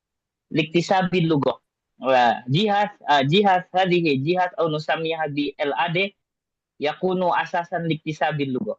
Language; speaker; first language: Arabic; non-native, learner; Indonesian